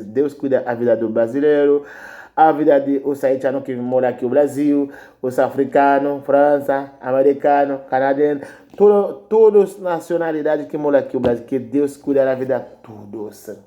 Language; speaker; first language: Portuguese; non-native, learner; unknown